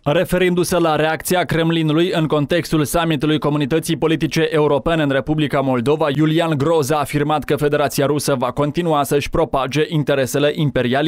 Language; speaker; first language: Romanian; native; Romanian